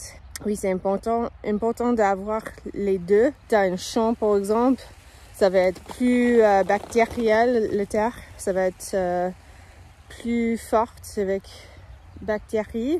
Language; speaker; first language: French; non-native, fluent; English